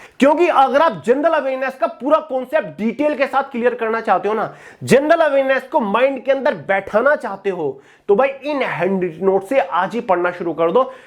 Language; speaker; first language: Hindi; native; Hindi